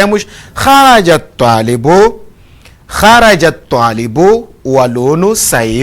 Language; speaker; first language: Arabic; non-native, fluent; Portuguese